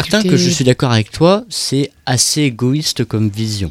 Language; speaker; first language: French; native; French